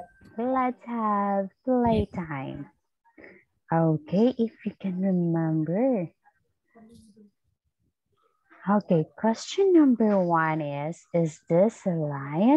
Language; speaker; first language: English; non-native, fluent; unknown